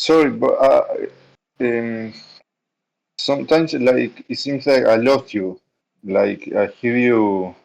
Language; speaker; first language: English; non-native, learner; Spanish